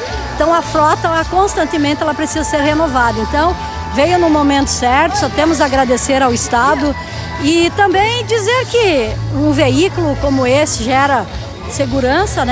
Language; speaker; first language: Portuguese; native; Portuguese